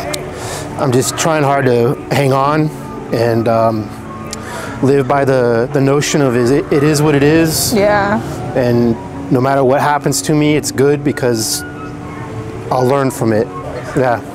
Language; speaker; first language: English; early bilingual, other home language; Spanish